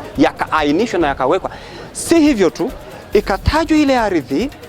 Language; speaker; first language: Swahili; non-native, local second language; Sukuma